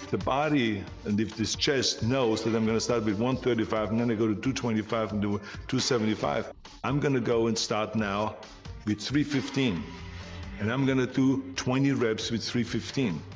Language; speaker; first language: English; non-native, fluent; German